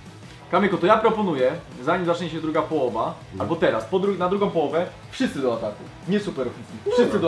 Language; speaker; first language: Polish; native; Polish